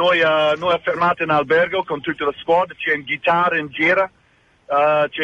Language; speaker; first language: Italian; non-native, fluent; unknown